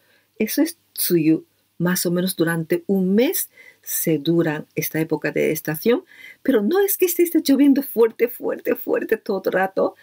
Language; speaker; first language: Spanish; non-native, fluent; Japanese